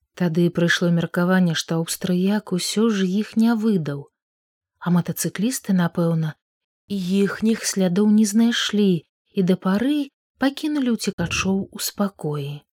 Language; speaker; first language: Belarusian; native; Belarusian